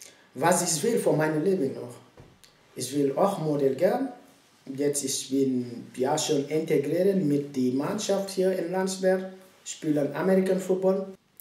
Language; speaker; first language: German; non-native, learner; French